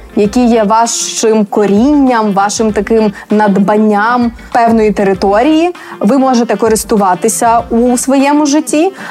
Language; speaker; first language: Ukrainian; native; Ukrainian